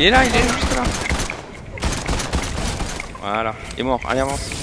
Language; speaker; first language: French; native; French